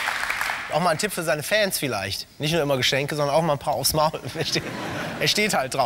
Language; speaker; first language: German; native; German